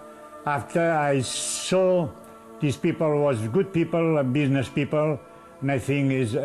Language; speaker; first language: English; non-native, learner; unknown